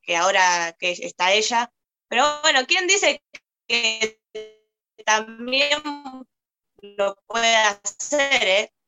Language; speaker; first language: Spanish; native; Spanish